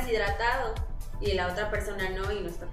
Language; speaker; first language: Spanish; native; Spanish